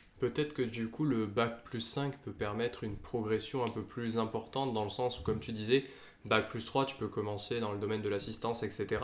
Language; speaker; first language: French; native; French